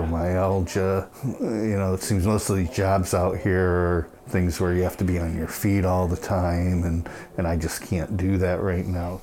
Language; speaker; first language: English; native; English